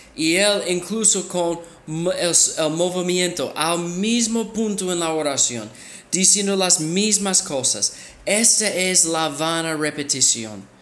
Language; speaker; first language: Spanish; non-native, fluent; English